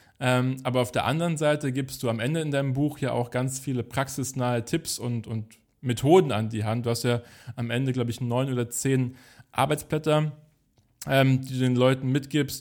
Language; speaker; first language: German; native; German